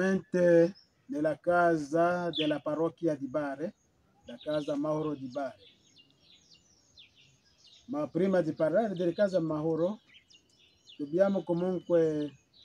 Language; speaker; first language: Italian; non-native, fluent; Kinyarwanda